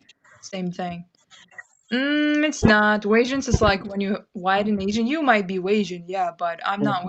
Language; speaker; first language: English; non-native, fluent; Kyrgyz